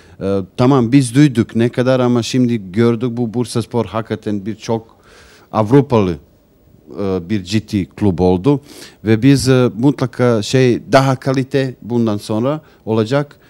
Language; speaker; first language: Turkish; non-native, learner; Serbian